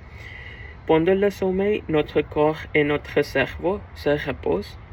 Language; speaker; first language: French; non-native, learner; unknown